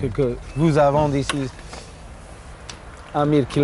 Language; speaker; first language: French; non-native, learner; English